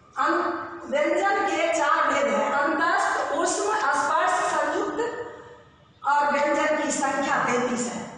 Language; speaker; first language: Hindi; native; Hindi